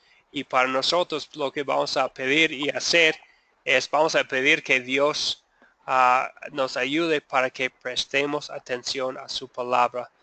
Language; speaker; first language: Spanish; non-native, fluent; English